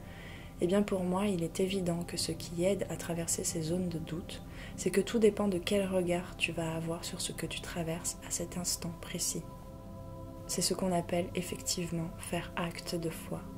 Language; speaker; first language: French; native; French